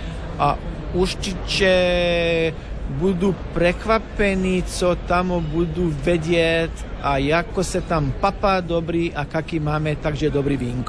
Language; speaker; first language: Slovak; non-native, learner; Croatian